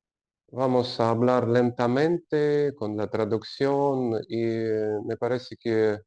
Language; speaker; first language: Spanish; non-native, learner; Russian